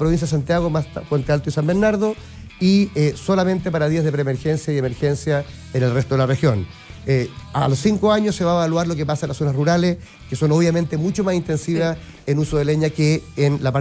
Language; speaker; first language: Spanish; native; Spanish